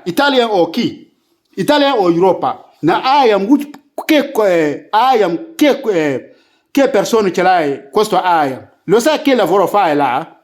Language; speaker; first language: Italian; non-native, learner; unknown